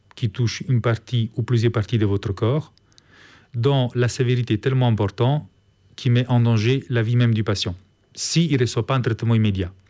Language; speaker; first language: French; non-native, fluent; Italian